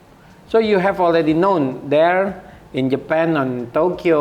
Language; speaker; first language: English; non-native, fluent; Indonesian